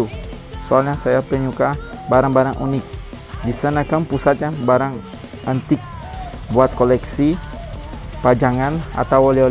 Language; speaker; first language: Indonesian; non-native, fluent; Portuguese